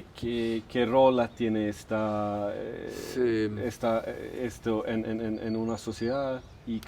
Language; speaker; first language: Spanish; non-native, fluent; Swedish